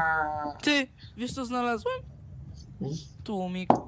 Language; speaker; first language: Polish; native; Polish